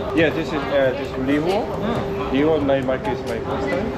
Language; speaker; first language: English; non-native, learner; Korean